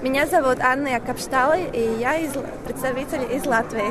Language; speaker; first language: Russian; non-native, fluent; Latvian